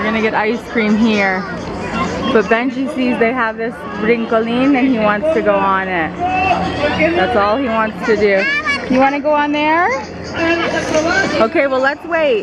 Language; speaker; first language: English; early bilingual, heritage; English